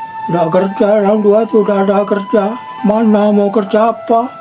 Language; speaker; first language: Indonesian; non-native, local second language; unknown